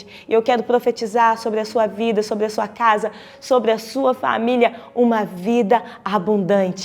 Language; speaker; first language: Portuguese; native; Portuguese